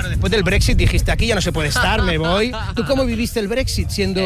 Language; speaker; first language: Spanish; native; Spanish